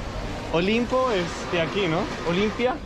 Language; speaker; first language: Spanish; non-native, fluent; English